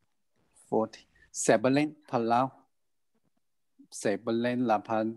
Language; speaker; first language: Indonesian; non-native, learner; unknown